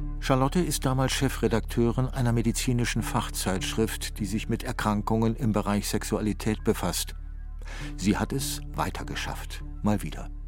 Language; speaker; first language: German; native; German